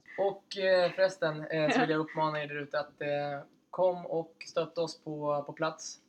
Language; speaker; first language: Swedish; native; Swedish